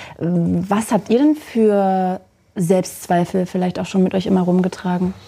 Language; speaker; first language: German; native; German